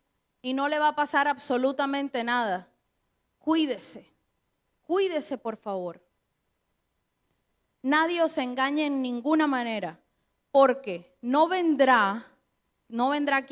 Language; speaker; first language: Spanish; native; Spanish